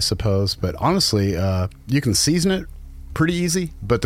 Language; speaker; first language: English; native; English